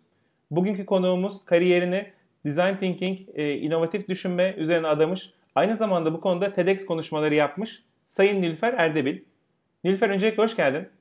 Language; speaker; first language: Turkish; native; Turkish